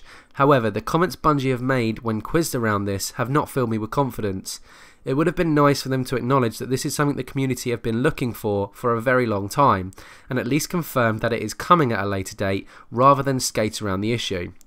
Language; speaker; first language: English; native; English